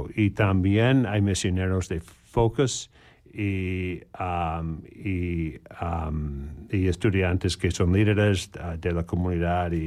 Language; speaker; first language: Spanish; non-native, learner; English